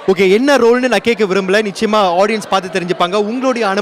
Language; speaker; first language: Tamil; native; Tamil